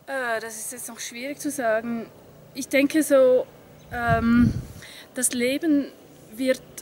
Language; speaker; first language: German; native; German